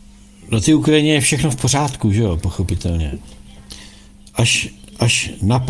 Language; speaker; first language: Czech; native; Czech